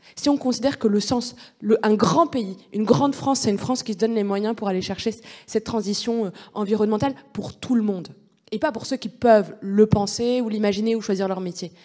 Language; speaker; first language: French; native; French